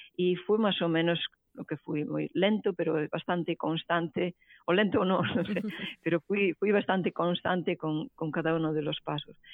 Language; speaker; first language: Spanish; native; Spanish